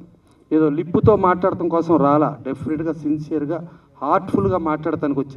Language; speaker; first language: Telugu; native; Telugu